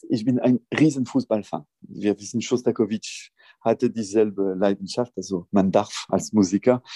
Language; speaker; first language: German; non-native, fluent; French